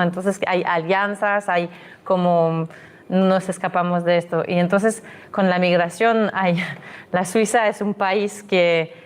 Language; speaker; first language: Spanish; non-native, fluent; French